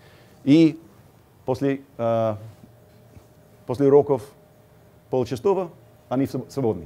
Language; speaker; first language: Russian; non-native, fluent; English